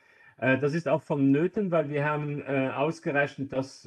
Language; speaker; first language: German; non-native, local second language; Luxembourgish